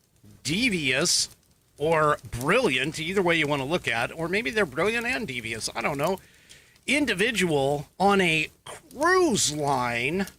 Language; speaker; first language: English; native; English